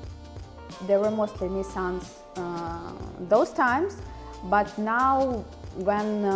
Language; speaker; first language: English; non-native, fluent; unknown